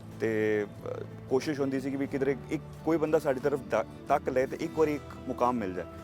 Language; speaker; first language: Punjabi; native; Punjabi